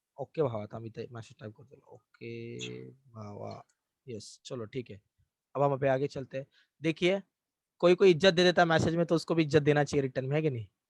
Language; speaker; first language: Hindi; non-native, local second language; Marathi